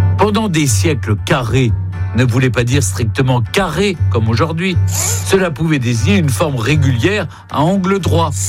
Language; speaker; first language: French; native; French